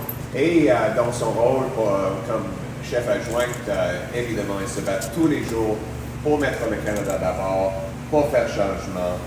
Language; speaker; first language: French; non-native, local second language; English